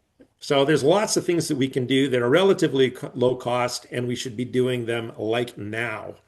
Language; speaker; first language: English; native; English